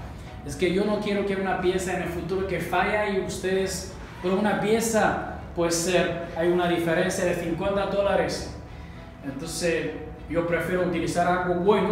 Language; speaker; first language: Spanish; non-native, learner; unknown